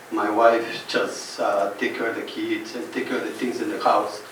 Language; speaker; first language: English; non-native, fluent; Spanish